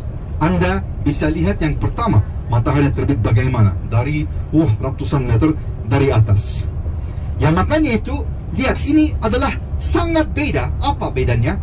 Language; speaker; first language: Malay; non-native, fluent; Turkish